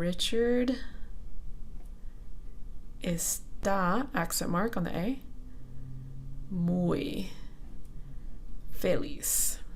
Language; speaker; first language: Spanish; non-native, fluent; English